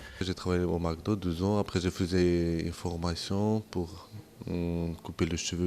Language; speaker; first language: French; non-native, local second language; Kurdish